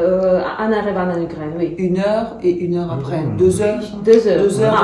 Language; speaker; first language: French; non-native, learner; Ukrainian